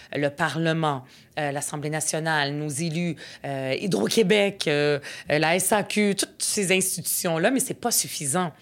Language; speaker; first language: French; early bilingual, other home language; Arabic